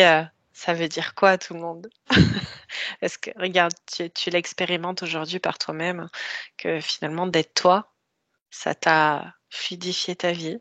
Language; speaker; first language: French; native; French